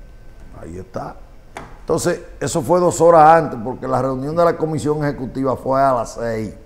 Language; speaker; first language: Spanish; native; Spanish